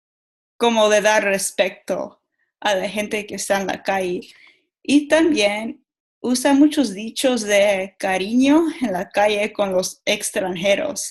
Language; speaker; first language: Spanish; non-native, learner; English